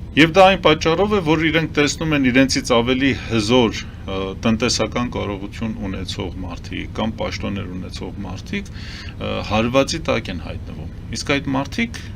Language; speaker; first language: Armenian; early bilingual, heritage; Armenian